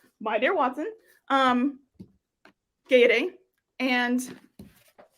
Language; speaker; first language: English; native; English